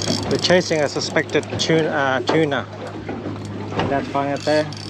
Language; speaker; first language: English; early bilingual, other home language; Vietnamese